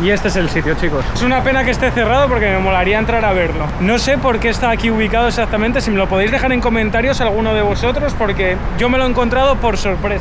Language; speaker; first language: Spanish; native; Spanish